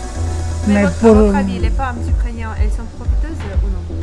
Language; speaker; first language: French; non-native, fluent; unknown